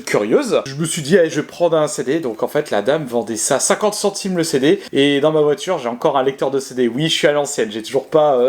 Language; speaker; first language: French; native; French